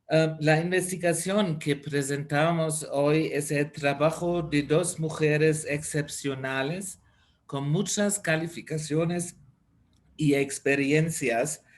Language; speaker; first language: Spanish; non-native, fluent; German